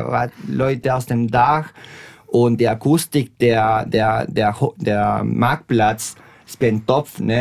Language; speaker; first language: German; non-native, fluent; Spanish